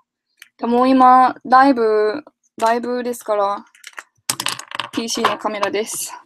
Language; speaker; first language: Japanese; non-native, fluent; English